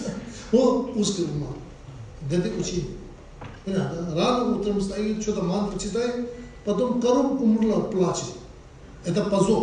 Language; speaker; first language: Russian; non-native, learner; Tibetan